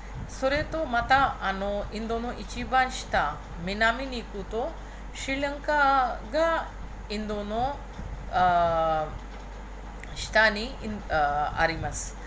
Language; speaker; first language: Japanese; non-native, fluent; Hindi